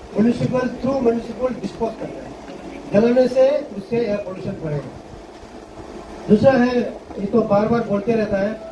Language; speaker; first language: Hindi; non-native, local second language; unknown